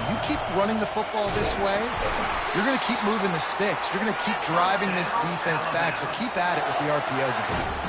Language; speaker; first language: English; native; English